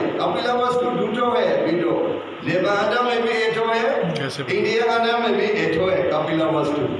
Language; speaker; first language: Hindi; non-native, fluent; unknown